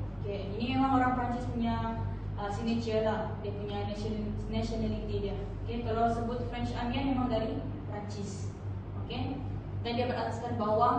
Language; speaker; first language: Malay; native; Malay